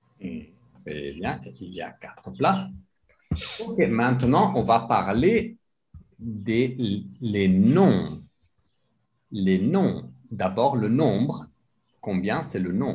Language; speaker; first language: French; non-native, fluent; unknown